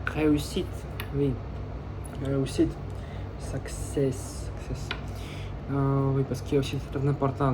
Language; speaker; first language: French; non-native, learner; Russian